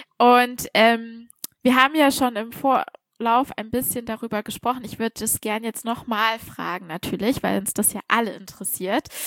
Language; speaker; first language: German; native; German